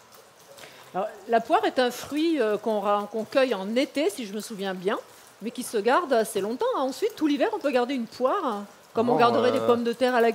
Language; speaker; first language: French; native; French